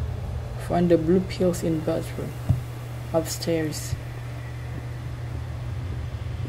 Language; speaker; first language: English; non-native, learner; Indonesian